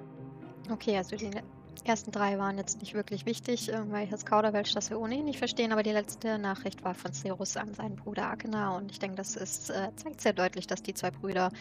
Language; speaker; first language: German; native; German